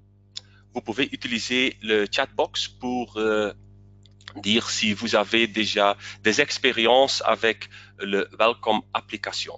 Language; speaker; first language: French; non-native, local second language; Dutch